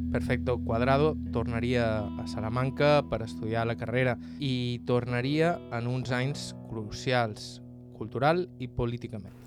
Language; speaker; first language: Catalan; native; Catalan